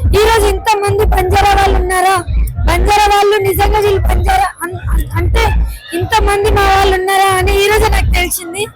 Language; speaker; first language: Telugu; non-native, local second language; Lambadi